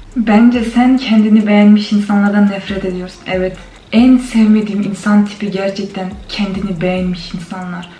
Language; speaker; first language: Turkish; non-native, fluent; Kyrgyz